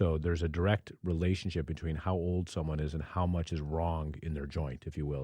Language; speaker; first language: English; native; English